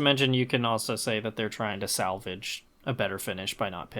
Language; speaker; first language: English; native; English